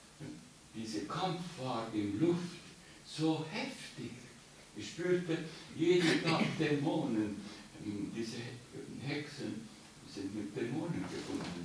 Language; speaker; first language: German; non-native, learner; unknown